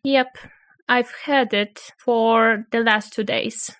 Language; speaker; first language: English; non-native, fluent; Polish